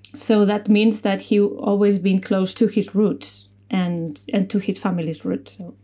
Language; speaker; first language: English; non-native, fluent; Spanish